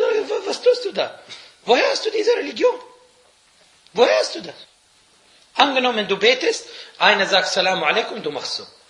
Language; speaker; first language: German; non-native, fluent; Arabic